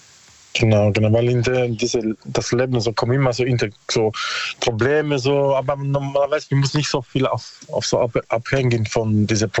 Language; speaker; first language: German; non-native, learner; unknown